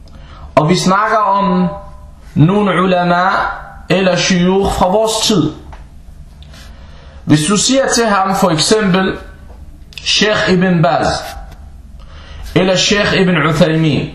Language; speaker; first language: Danish; early bilingual, other home language; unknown